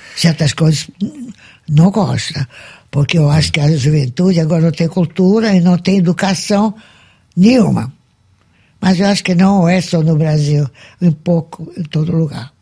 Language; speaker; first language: Portuguese; non-native, fluent; Russian